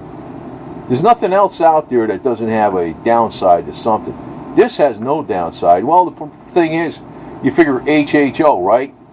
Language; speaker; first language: English; native; English